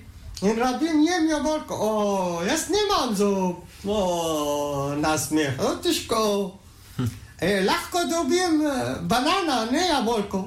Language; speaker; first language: Slovenian; non-native, learner; Arabic